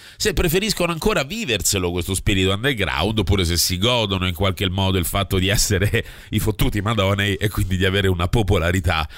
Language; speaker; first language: Italian; native; Italian